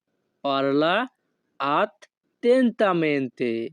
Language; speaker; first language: Italian; non-native, fluent; Bangla